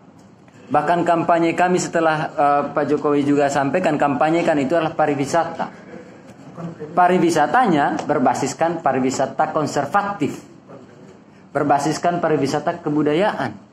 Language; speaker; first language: Indonesian; native; Indonesian